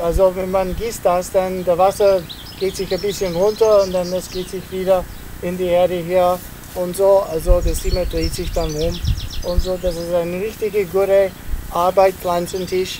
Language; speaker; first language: German; non-native, learner; Italian